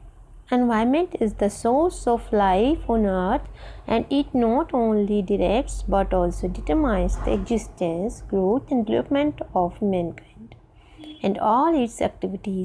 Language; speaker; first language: English; non-native, local second language; Hindi